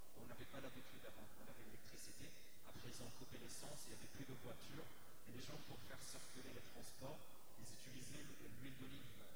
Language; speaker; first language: French; non-native, fluent; Arabic